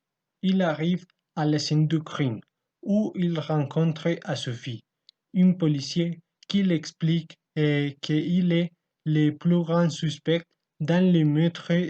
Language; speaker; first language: French; non-native, learner; Spanish